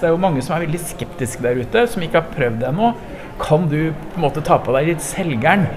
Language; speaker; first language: Norwegian; native; Norwegian